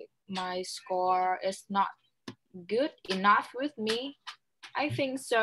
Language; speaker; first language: English; non-native, learner; Vietnamese